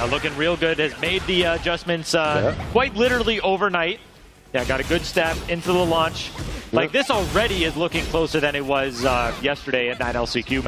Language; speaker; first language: English; native; English